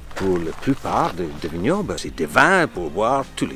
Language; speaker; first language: French; non-native, fluent; English